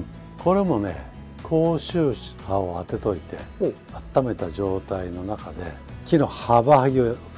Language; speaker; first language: Japanese; native; Japanese